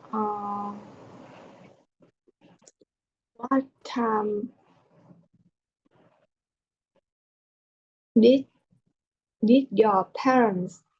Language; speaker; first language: English; non-native, learner; Vietnamese